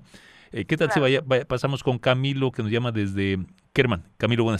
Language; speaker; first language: Spanish; native; Spanish